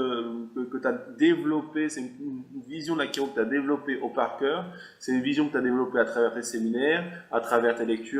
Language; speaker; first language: French; native; French